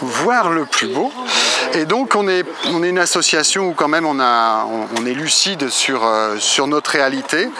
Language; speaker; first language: French; native; French